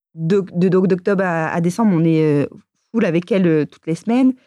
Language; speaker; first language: French; native; French